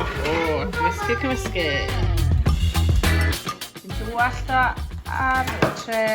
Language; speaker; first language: Welsh; native; Welsh